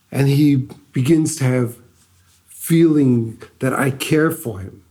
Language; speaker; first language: English; native; English